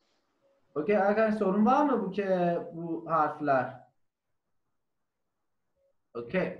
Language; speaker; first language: Turkish; non-native, learner; German